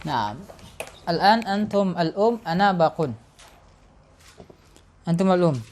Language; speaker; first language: Arabic; non-native, fluent; Indonesian